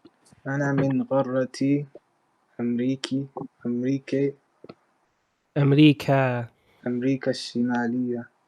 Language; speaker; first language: Arabic; non-native, learner; English